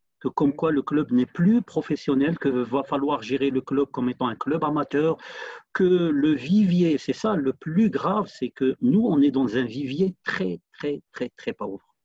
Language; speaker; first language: French; non-native, local second language; Arabic